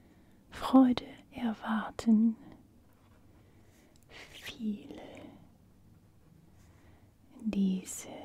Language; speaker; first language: German; non-native, fluent; English